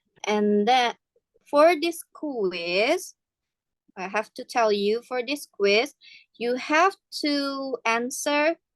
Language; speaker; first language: English; non-native, fluent; Indonesian